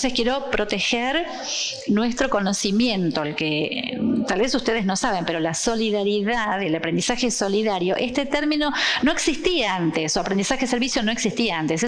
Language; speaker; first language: Spanish; non-native, fluent; Portuguese